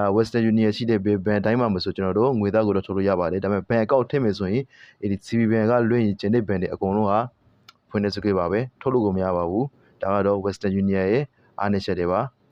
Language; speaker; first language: Burmese; native; Burmese